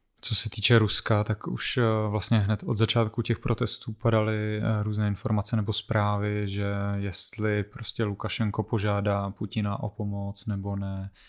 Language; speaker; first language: Czech; native; Czech